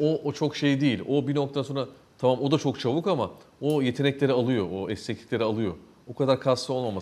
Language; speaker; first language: Turkish; native; Turkish